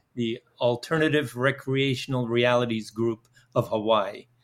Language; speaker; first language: English; early bilingual, other home language; Dutch